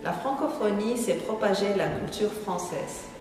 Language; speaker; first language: French; non-native, fluent; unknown